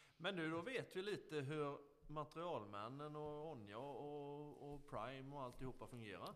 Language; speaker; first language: Swedish; native; Swedish